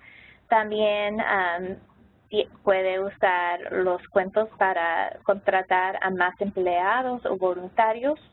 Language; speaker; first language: Spanish; non-native, local second language; English